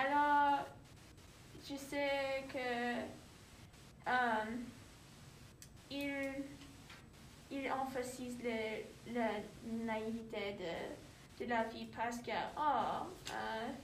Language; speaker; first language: French; non-native, learner; English